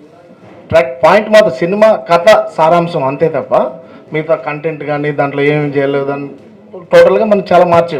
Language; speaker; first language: Telugu; native; Telugu